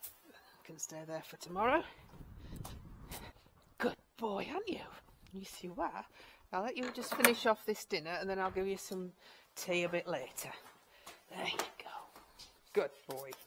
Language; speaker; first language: English; native; English